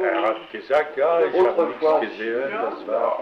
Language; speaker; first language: German; non-native, learner; French